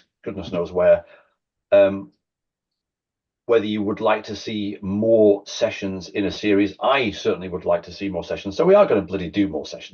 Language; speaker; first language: English; native; English